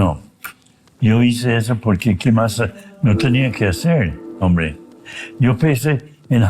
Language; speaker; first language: Spanish; non-native, fluent; English